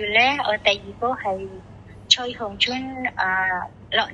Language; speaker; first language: Cantonese; non-native, learner; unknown